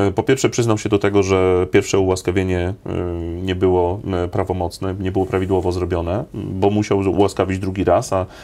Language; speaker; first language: Polish; native; Polish